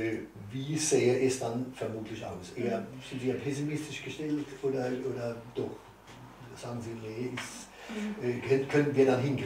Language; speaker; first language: German; native; German